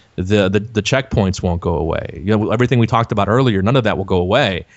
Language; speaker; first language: English; native; English